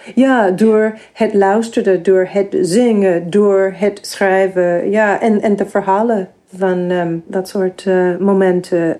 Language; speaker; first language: Dutch; non-native, fluent; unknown